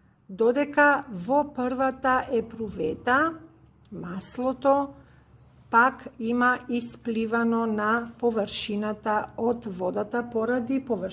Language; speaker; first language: Macedonian; native; Macedonian